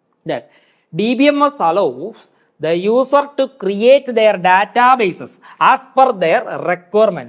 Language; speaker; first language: English; non-native, local second language; Malayalam